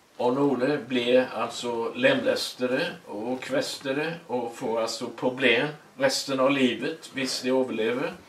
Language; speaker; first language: Swedish; native; Swedish